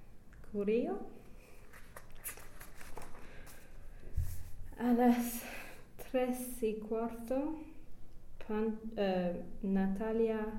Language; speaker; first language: Spanish; non-native, learner; English